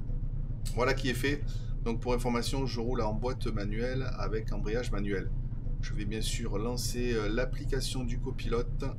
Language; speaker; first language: French; native; French